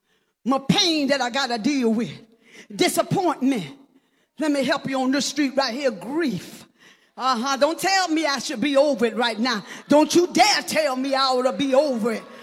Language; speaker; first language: English; native; English